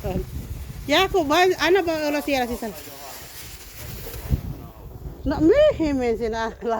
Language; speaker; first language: Finnish; non-native, learner; Cebuano